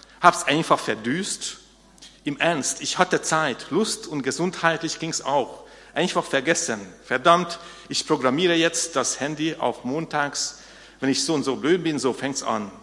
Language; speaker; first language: German; non-native, fluent; Hungarian